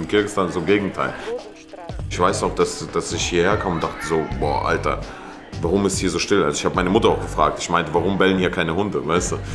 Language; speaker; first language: German; early bilingual, other home language; Russian